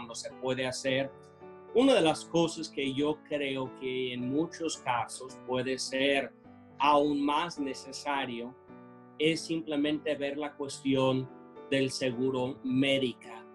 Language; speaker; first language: Spanish; non-native, fluent; English